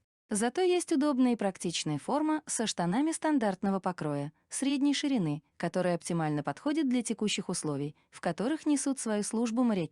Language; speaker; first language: Russian; native; Russian